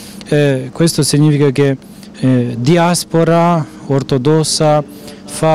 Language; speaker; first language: Italian; non-native, fluent; Romanian